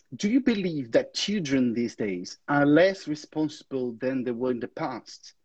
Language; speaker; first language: English; non-native, fluent; Portuguese